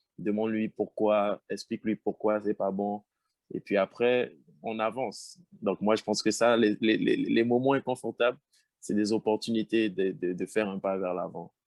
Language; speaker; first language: French; native; French